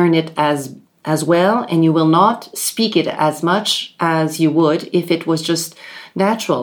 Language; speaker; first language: English; non-native, local second language; French